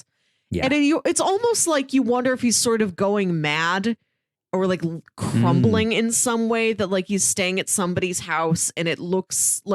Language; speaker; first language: English; native; English